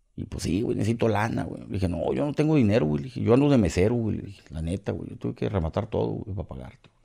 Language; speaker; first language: Spanish; native; Spanish